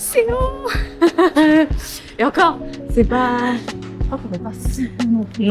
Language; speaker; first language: French; native; French